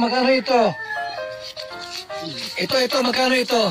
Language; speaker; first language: Filipino; non-native, local second language; Bikol